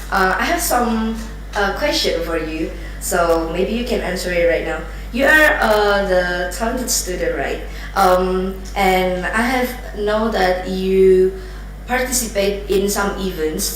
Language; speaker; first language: English; non-native, learner; Indonesian